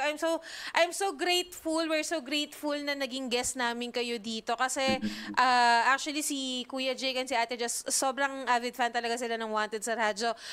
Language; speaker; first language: Filipino; native; Filipino